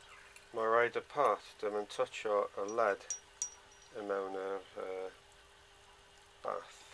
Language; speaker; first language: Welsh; non-native, learner; English